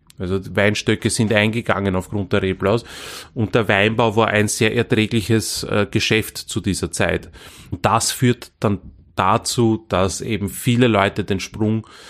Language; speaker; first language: German; non-native, local second language; Croatian